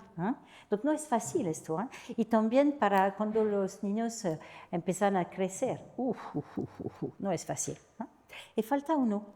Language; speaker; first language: Spanish; non-native, fluent; French